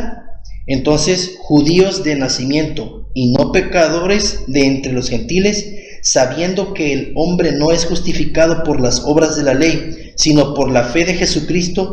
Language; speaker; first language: Spanish; native; Spanish